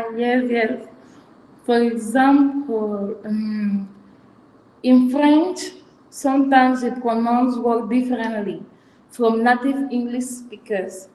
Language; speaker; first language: English; non-native, fluent; Fang